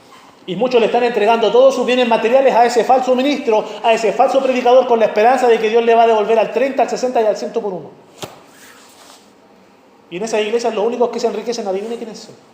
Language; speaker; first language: Spanish; native; Spanish